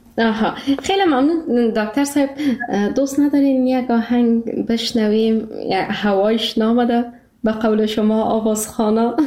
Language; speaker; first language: Persian; native; Persian